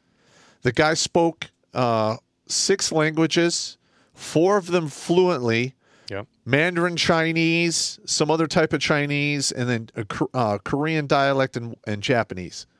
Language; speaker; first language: English; native; English